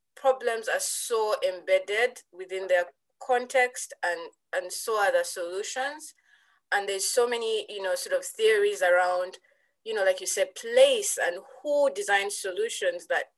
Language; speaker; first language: English; non-native, local second language; Ganda